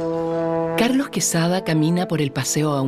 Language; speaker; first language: Spanish; native; Spanish